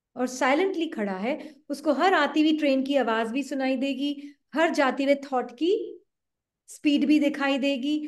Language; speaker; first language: Hindi; native; Hindi